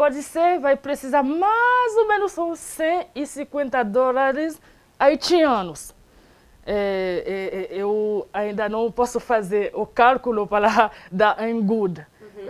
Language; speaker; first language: Portuguese; non-native, learner; Haitian Creole